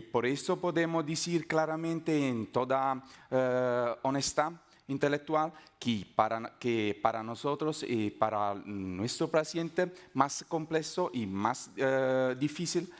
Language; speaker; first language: Spanish; non-native, fluent; Italian